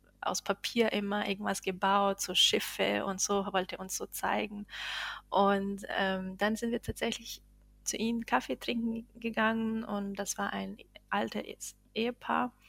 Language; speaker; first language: German; non-native, fluent; Bosnian